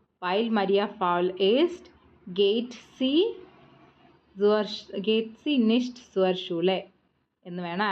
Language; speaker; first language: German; non-native, fluent; Malayalam